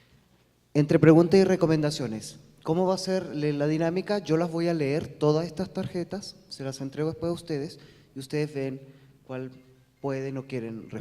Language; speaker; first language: Spanish; native; Spanish